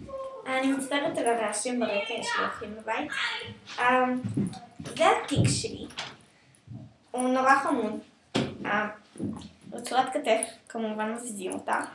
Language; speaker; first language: Hebrew; native; Hebrew